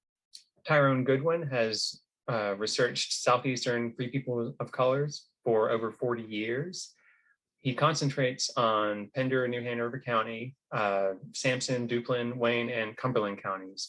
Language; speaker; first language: English; native; English